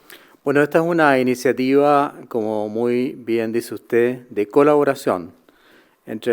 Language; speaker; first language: Spanish; native; Spanish